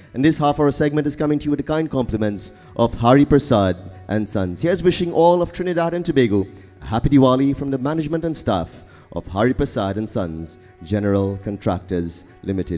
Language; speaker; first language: English; native; English